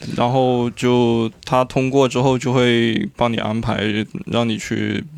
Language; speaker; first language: Chinese; native; Chinese